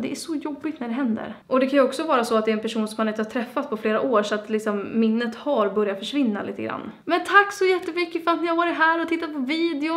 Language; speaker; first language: Swedish; native; Swedish